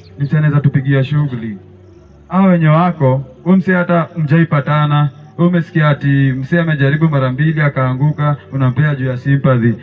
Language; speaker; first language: Swahili; native; Swahili